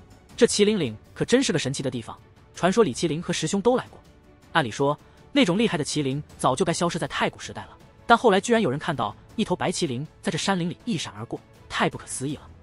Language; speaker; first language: Chinese; native; Chinese